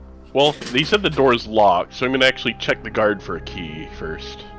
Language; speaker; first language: English; native; English